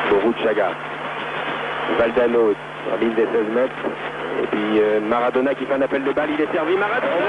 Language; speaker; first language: French; native; French